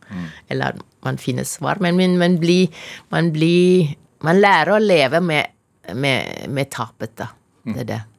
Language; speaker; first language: Norwegian; non-native, fluent; Chinese